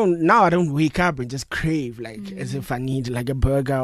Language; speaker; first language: English; non-native, local second language; Northern Sotho